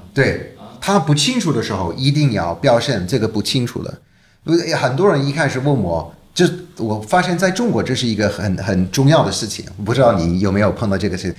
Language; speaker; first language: Chinese; non-native, fluent; English